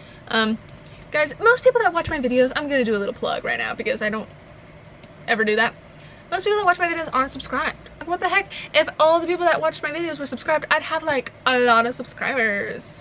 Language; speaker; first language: English; native; English